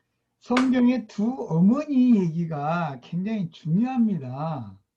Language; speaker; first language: Korean; native; Korean